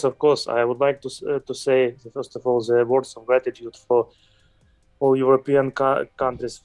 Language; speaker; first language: English; non-native, fluent; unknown